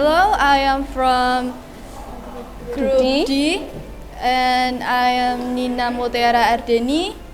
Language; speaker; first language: English; non-native, learner; Indonesian